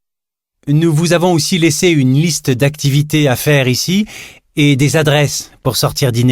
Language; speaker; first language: French; native; French